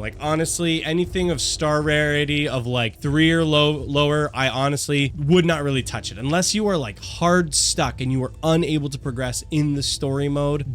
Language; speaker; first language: English; native; English